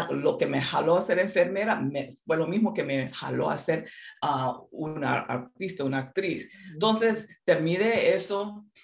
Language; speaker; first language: Spanish; early bilingual, other home language; English